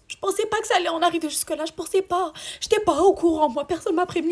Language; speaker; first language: French; native; French